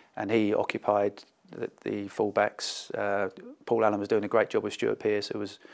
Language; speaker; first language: English; native; English